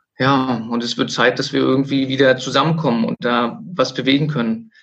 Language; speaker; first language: German; native; German